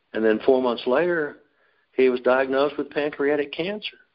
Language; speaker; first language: English; native; English